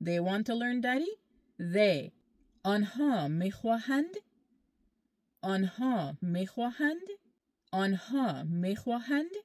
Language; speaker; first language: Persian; early bilingual, heritage; Persian